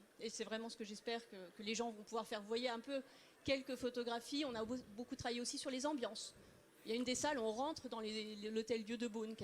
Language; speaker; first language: French; native; French